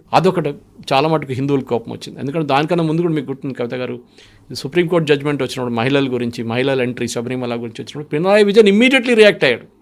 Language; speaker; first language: Telugu; non-native, local second language; Malayalam